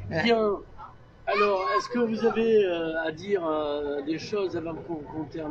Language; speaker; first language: French; native; French